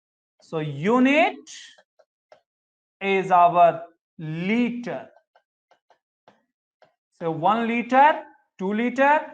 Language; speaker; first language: English; non-native, local second language; Hindi